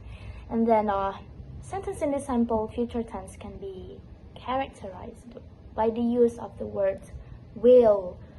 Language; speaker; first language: English; non-native, learner; Indonesian